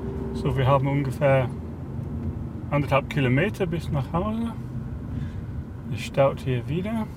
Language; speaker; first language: German; non-native, fluent; English